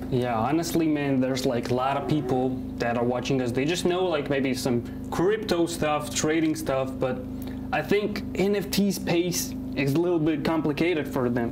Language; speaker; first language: English; non-native, fluent; Georgian